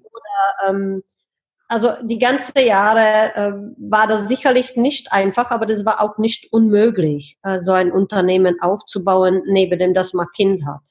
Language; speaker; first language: German; non-native, fluent; Czech